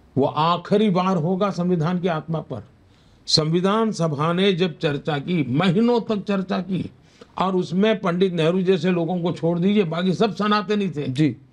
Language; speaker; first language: Hindi; non-native, local second language; Gujarati